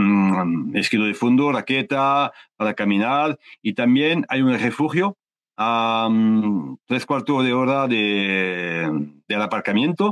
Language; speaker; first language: Spanish; non-native, learner; French